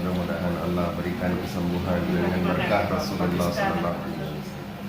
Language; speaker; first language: Indonesian; non-native, learner; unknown